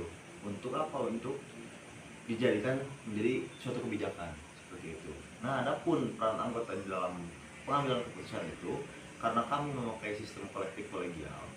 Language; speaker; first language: Indonesian; native; Indonesian